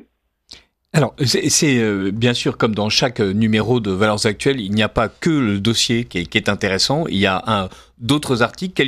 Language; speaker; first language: French; native; French